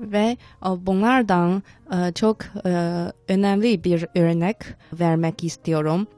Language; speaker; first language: Turkish; non-native, fluent; Chinese